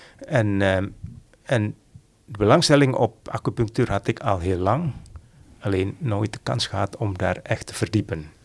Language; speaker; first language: Dutch; non-native, fluent; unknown